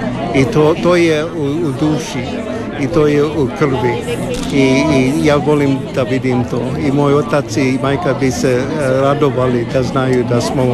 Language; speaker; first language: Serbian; early bilingual, heritage; English